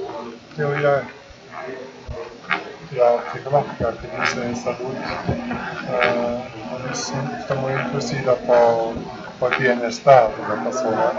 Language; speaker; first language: Spanish; non-native, fluent; German